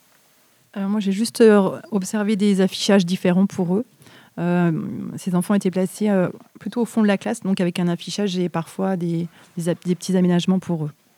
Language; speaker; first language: French; native; French